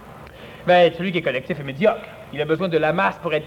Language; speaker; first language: French; native; French